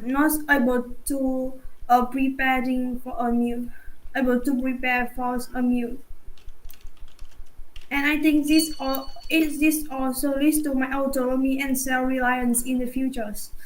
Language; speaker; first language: English; non-native, learner; Vietnamese